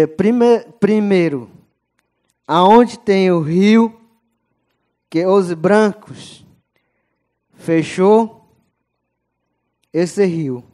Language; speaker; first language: Portuguese; non-native, local second language; Yanomámi